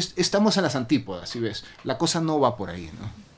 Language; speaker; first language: Spanish; native; Spanish